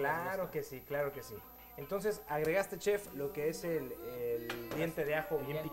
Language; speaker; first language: Spanish; native; Spanish